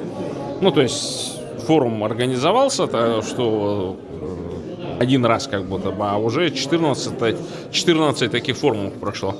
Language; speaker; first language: Russian; native; Russian